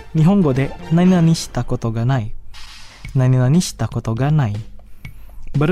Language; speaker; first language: Japanese; non-native, fluent; Indonesian